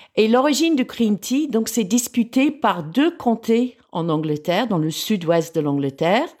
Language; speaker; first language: French; non-native, fluent; English